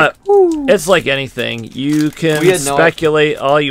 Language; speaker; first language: English; native; English